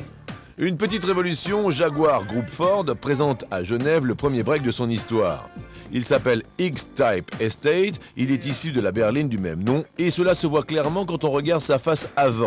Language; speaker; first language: French; native; French